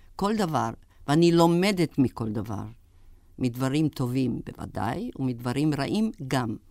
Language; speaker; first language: Hebrew; non-native, fluent; German